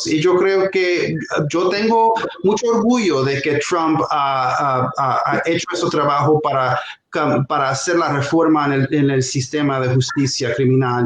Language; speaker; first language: Spanish; non-native, fluent; English